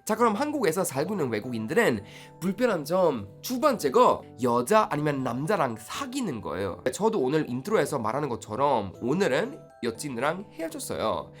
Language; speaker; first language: Korean; non-native, fluent; Swedish